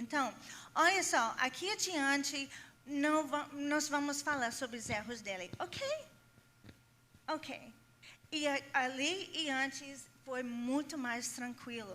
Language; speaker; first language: Portuguese; non-native, fluent; English